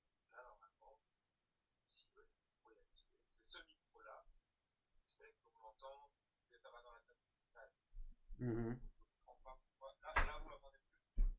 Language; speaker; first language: French; native; French